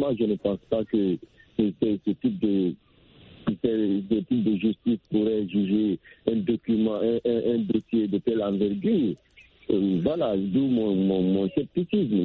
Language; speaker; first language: French; non-native, local second language; Fula